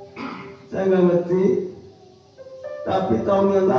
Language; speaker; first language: Indonesian; non-native, fluent; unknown